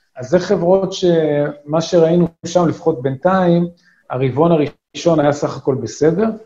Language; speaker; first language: Hebrew; native; Hebrew